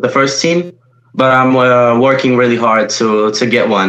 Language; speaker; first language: English; non-native, fluent; Polish